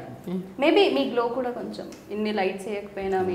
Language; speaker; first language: Telugu; native; Telugu